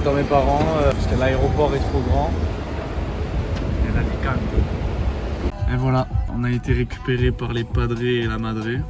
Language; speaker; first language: French; native; French